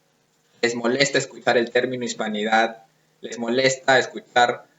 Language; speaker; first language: Spanish; native; Spanish